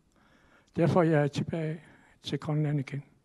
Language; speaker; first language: Danish; non-native, local second language; Kalaallisut